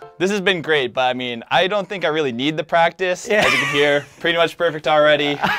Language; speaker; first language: English; native; English